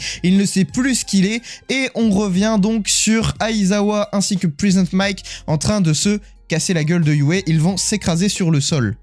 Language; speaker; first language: French; native; French